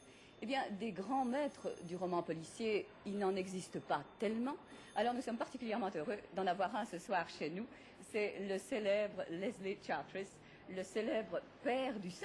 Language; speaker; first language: French; native; French